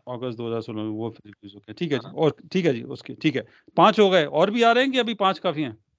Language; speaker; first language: Hindi; non-native, local second language; Punjabi